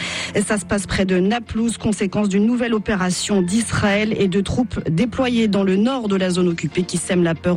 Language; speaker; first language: French; native; French